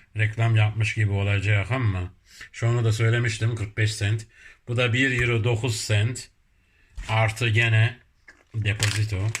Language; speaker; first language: Turkish; early bilingual, heritage; Turkish